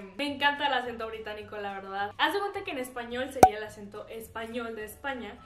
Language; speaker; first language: Spanish; early bilingual, heritage; Spanish